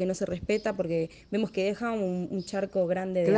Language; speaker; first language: Spanish; native; Spanish